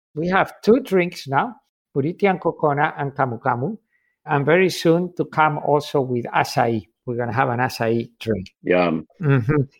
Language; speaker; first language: English; non-native, fluent; Spanish